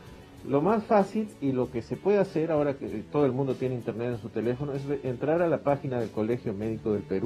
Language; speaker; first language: Spanish; native; Spanish